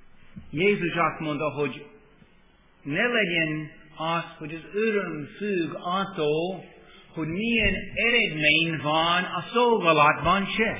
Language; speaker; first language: Hungarian; non-native, fluent; English